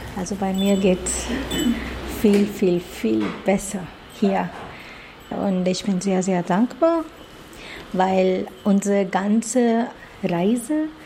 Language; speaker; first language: German; non-native, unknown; Bangla